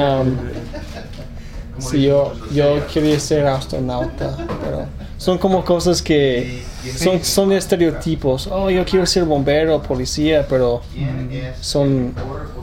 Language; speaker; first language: Spanish; early bilingual, other home language; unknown